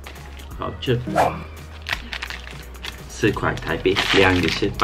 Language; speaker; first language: Chinese; non-native, fluent; Turkish